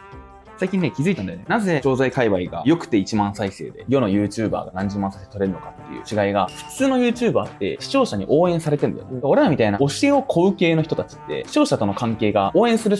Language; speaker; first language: Japanese; native; Japanese